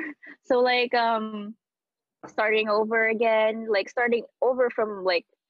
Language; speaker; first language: English; non-native, local second language; Filipino